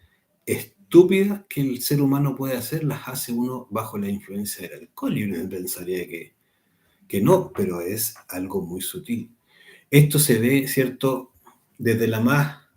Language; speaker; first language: Spanish; native; Spanish